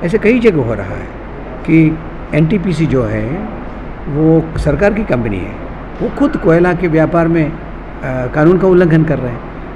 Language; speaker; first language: Hindi; native; Hindi